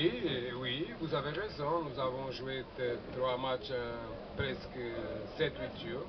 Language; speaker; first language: French; non-native, fluent; Portuguese